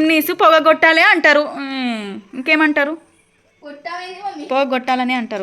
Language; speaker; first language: Telugu; native; Telugu